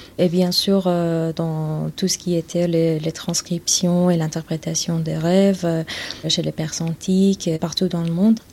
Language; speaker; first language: French; non-native, fluent; Persian